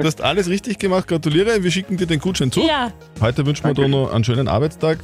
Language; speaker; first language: German; native; German